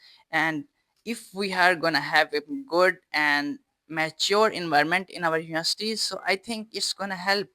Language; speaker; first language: English; non-native, fluent; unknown